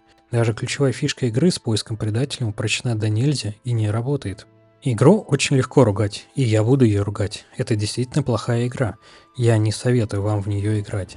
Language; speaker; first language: Russian; native; Russian